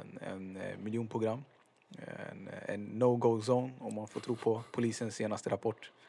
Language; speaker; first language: Swedish; early bilingual, other home language; Arabic